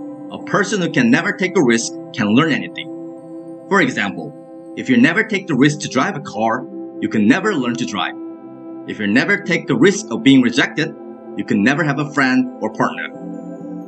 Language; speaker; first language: English; non-native, fluent; Korean